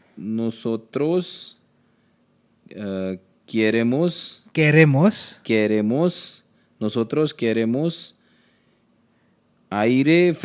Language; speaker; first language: Spanish; non-native, learner; Hindi